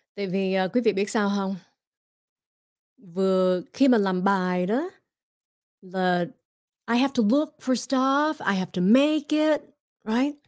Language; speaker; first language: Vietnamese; early bilingual, heritage; Vietnamese